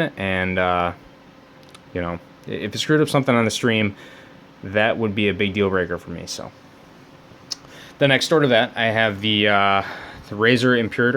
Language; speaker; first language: English; native; English